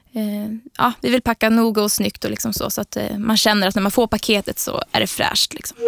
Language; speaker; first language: Swedish; native; Swedish